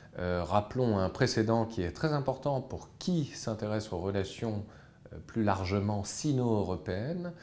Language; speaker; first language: French; native; French